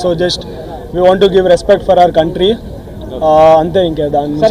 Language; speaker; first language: Telugu; native; Telugu